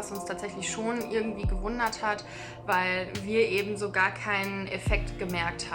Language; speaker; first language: German; native; German